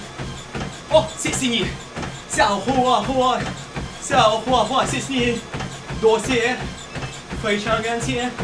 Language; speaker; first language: Chinese; non-native, learner; Russian